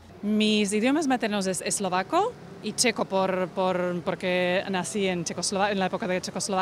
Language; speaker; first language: Spanish; non-native, fluent; Slovak